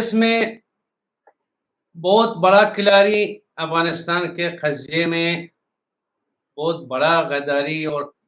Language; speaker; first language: Hindi; non-native, learner; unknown